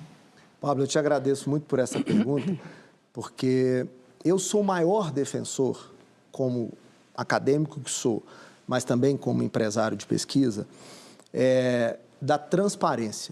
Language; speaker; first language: Portuguese; native; Portuguese